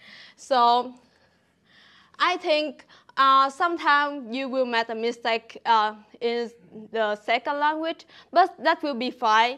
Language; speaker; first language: English; non-native, learner; Vietnamese